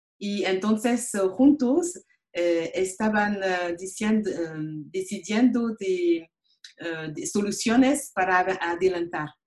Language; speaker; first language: Spanish; non-native, learner; French